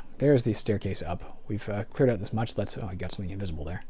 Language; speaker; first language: English; native; English